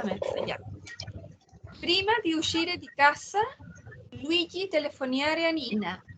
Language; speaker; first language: Italian; non-native, learner; Spanish